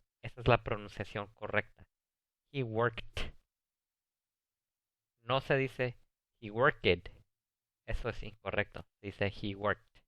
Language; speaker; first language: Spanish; early bilingual, heritage; Spanish